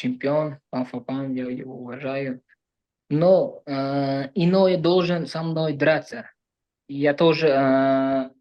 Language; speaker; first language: Russian; non-native, fluent; Uzbek